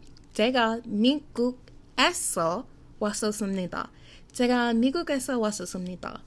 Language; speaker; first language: Korean; non-native, fluent; English